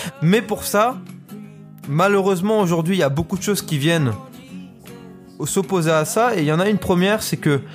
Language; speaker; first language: French; native; French